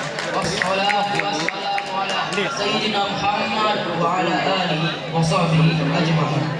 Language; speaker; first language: Arabic; non-native, learner; Indonesian